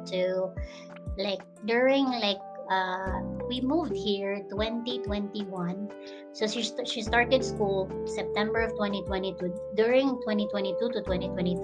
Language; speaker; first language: English; non-native, local second language; Filipino